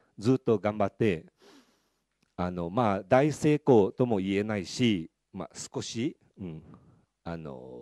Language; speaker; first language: Japanese; non-native, fluent; Chinese